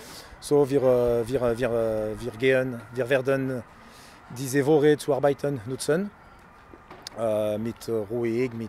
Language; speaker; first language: German; non-native, learner; French